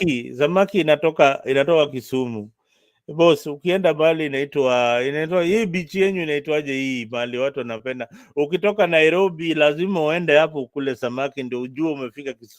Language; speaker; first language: Swahili; non-native, local second language; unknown